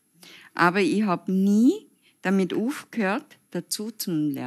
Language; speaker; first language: German; non-native, fluent; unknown